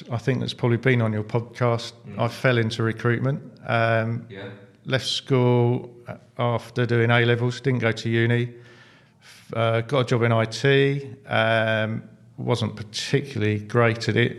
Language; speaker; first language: English; native; English